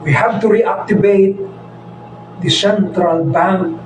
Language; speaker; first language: English; non-native, local second language; Filipino